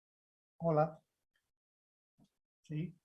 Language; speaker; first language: Spanish; native; Spanish